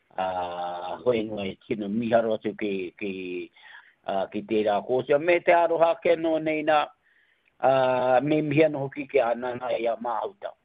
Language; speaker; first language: Māori; native; Māori